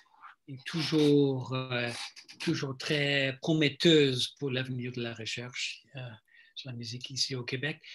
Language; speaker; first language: French; non-native, fluent; English